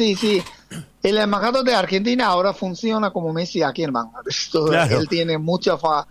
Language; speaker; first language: Spanish; non-native, fluent; Bangla